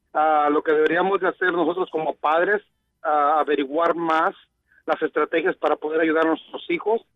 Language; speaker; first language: Spanish; native; Spanish